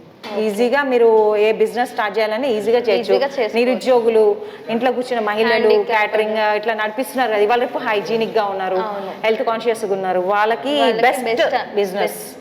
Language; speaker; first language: Telugu; native; Telugu